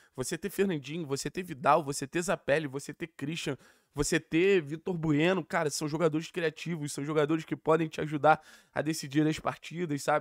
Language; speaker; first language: Portuguese; native; Portuguese